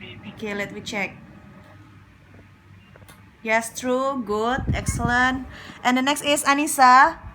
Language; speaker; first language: English; non-native, learner; Indonesian